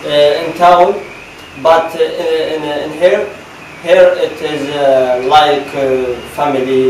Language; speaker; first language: English; non-native, learner; Arabic